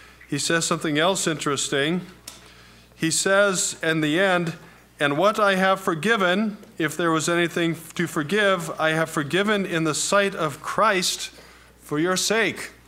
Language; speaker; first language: English; native; English